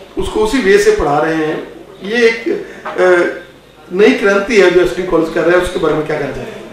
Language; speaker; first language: Hindi; non-native, local second language; Punjabi